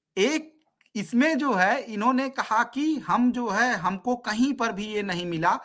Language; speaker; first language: Hindi; native; Hindi